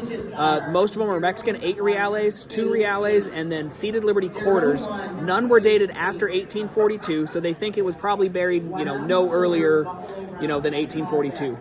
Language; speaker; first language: English; native; English